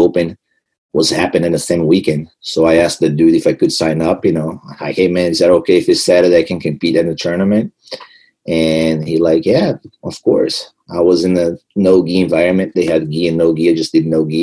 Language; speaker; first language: English; non-native, fluent; Portuguese